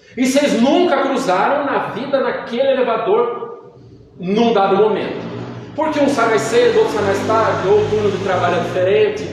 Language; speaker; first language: Portuguese; native; Portuguese